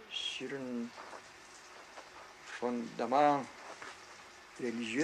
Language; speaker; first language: French; non-native, fluent; Greek